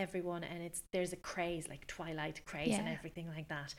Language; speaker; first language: English; non-native, fluent; Polish